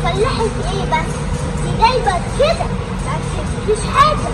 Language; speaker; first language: Arabic; native; Arabic